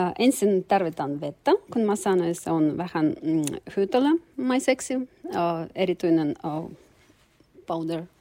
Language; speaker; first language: Finnish; non-native, learner; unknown